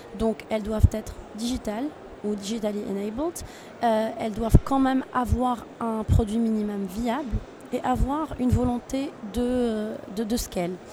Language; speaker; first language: French; non-native, local second language; Arabic